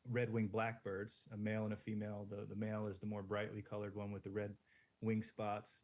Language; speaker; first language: English; native; English